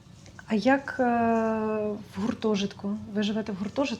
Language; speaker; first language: Ukrainian; native; Ukrainian